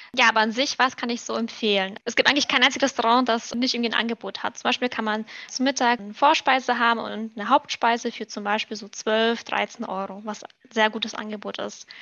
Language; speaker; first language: German; early bilingual, other home language; Russian